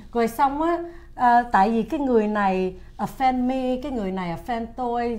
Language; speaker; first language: Vietnamese; early bilingual, heritage; Vietnamese